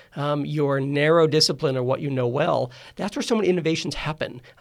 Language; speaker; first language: English; native; English